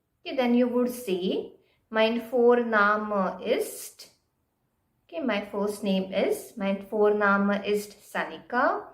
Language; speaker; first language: German; non-native, fluent; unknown